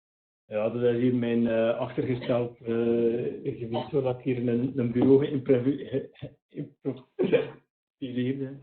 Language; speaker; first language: Dutch; native; Dutch